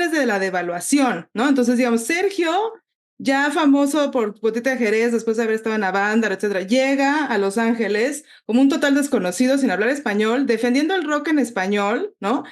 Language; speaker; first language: Spanish; native; Spanish